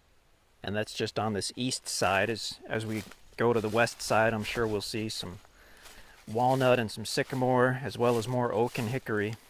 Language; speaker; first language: English; native; English